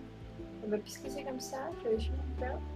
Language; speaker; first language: French; native; French